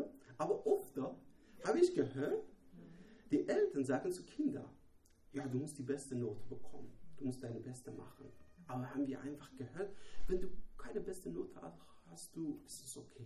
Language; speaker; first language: German; non-native, learner; Persian